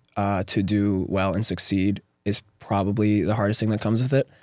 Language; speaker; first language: English; native; English